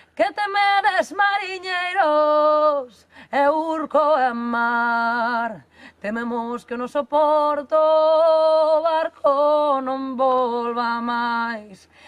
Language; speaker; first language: Galician; native; Galician